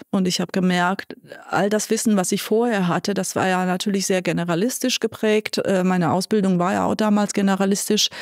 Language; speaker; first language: German; non-native, fluent; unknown